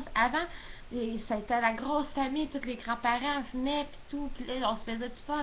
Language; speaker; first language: French; native; French